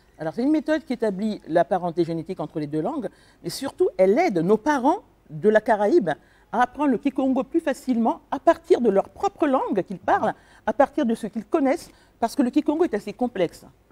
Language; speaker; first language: French; non-native, local second language; Kongo